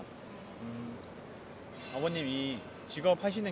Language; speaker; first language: Korean; native; Korean